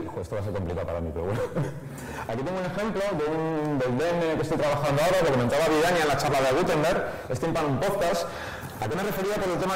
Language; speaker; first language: Spanish; native; Spanish